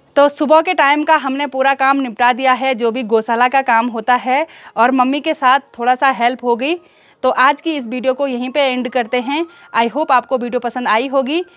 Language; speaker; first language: Hindi; non-native, local second language; Garhwali